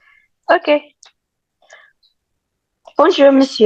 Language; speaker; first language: French; non-native, learner; English